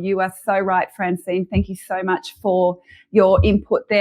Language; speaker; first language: English; native; English